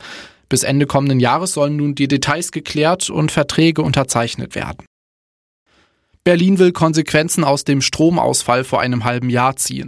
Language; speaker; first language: German; native; German